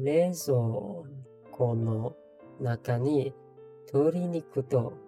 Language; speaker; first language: Japanese; non-native, learner; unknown